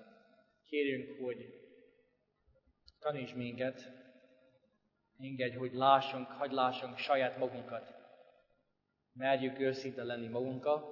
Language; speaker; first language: Hungarian; non-native, fluent; English